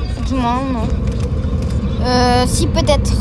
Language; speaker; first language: French; native; French